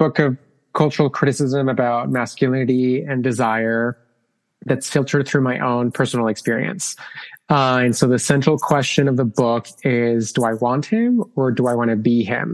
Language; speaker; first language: English; non-native, fluent; Spanish